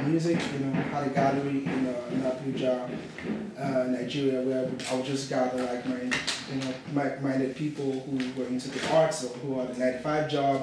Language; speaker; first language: English; non-native, local second language; Yoruba